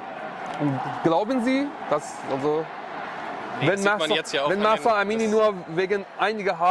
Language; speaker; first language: German; non-native, learner; Persian